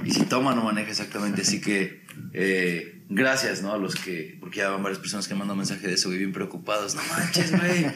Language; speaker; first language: Spanish; early bilingual, heritage; Spanish